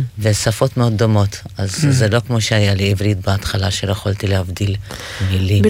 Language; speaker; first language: Hebrew; non-native, fluent; Russian